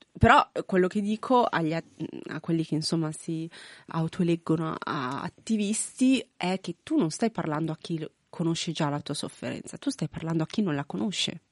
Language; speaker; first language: Italian; native; Italian